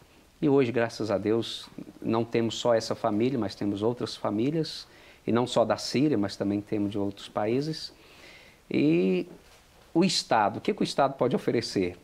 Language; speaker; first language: Portuguese; native; Portuguese